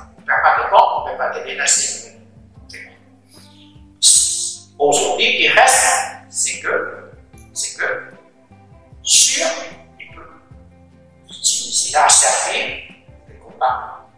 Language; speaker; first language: French; non-native, learner; Chinese